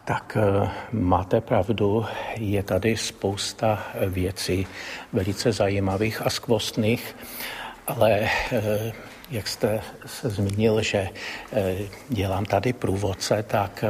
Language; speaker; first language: Czech; native; Czech